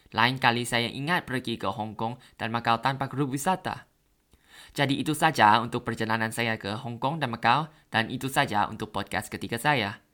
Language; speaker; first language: Indonesian; non-native, learner; Thai